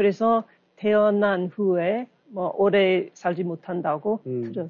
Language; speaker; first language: Korean; non-native, learner; English